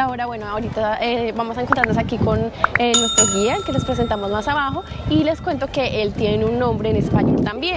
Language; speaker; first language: Spanish; native; Spanish